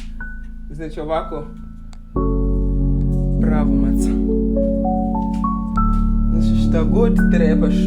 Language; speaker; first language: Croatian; non-native, learner; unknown